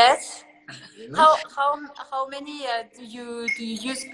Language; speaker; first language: English; non-native, learner; French